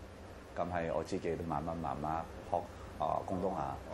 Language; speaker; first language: Cantonese; non-native, learner; Korean